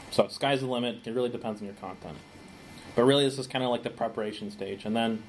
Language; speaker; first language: English; native; English